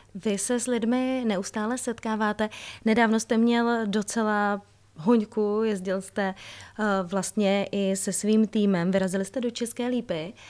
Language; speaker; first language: Czech; native; Czech